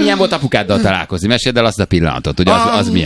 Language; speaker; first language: Hungarian; native; Hungarian